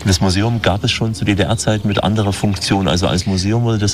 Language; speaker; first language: German; native; German